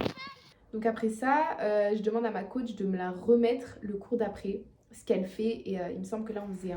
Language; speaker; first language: French; native; French